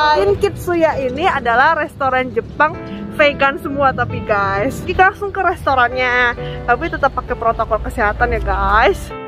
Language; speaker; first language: Indonesian; native; Indonesian